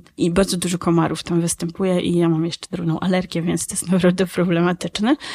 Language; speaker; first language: Polish; native; Polish